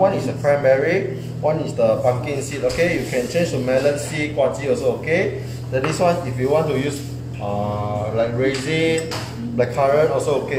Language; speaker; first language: English; non-native, local second language; Chinese